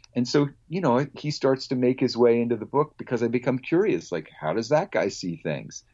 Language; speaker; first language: English; native; English